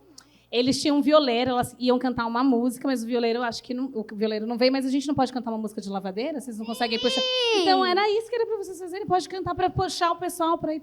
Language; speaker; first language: Portuguese; native; Portuguese